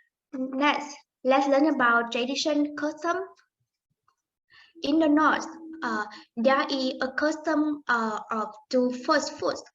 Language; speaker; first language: English; non-native, learner; Vietnamese